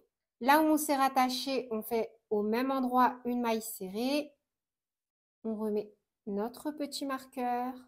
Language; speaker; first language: French; native; French